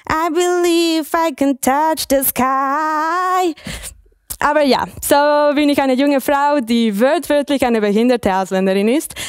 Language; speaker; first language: German; non-native, fluent; Spanish